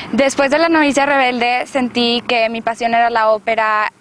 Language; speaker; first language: Spanish; native; Spanish